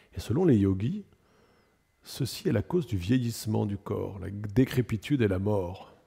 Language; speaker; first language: French; native; French